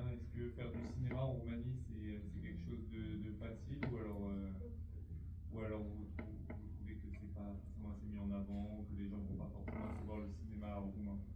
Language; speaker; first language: French; native; French